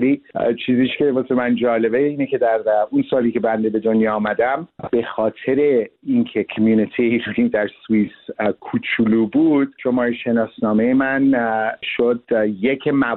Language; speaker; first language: Persian; early bilingual, heritage; Persian